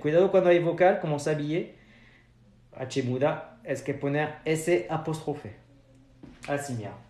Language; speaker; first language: Spanish; non-native, fluent; French